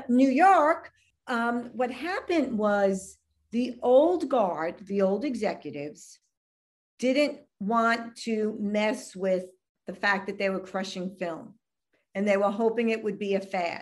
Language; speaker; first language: English; native; English